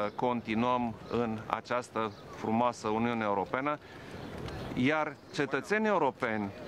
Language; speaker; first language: Romanian; non-native, local second language; German